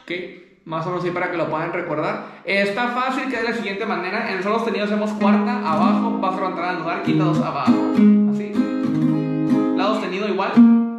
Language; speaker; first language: Spanish; native; Spanish